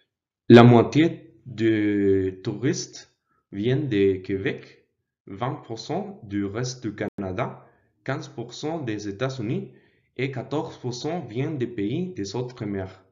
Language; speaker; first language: French; non-native, learner; Spanish